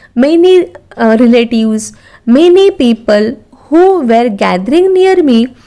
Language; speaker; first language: English; non-native, local second language; Marathi